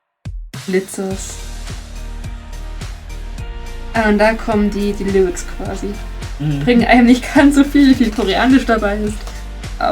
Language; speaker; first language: German; native; German